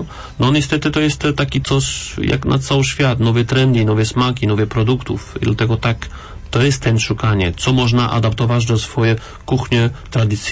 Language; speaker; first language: Polish; non-native, learner; French